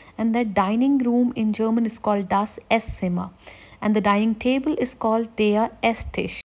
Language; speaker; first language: English; non-native, local second language; Hindi